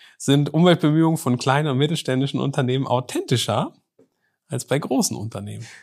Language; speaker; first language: German; native; German